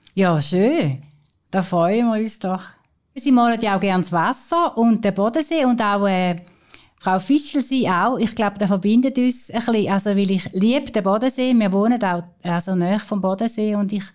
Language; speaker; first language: German; native; German